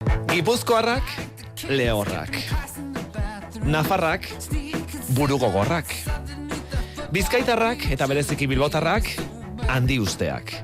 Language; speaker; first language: Basque; native; Basque